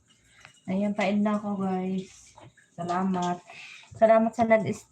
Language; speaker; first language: Filipino; non-native, local second language; Bikol